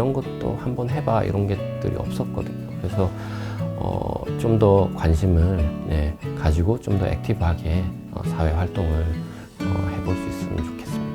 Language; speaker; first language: Korean; native; Korean